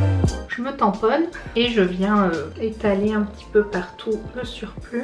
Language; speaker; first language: French; native; French